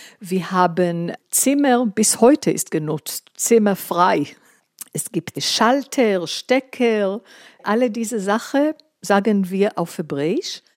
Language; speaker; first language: German; non-native, fluent; Hebrew